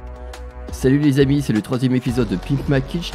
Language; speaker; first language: French; native; French